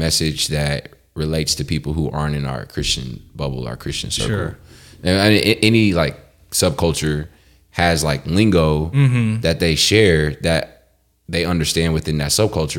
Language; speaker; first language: English; native; English